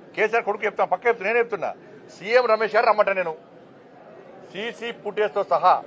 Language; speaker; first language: Telugu; native; Telugu